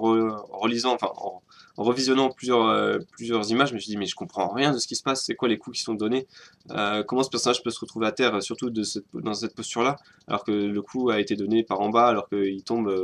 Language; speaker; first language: French; native; French